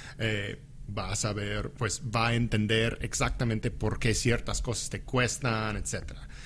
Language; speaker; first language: Spanish; non-native, fluent; English